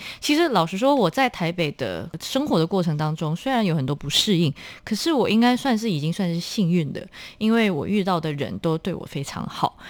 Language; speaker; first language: Chinese; native; Chinese